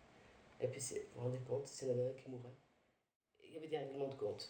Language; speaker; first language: French; early bilingual, other home language; Arabic